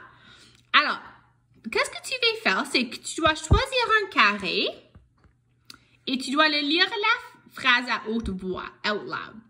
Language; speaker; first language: French; non-native, local second language; English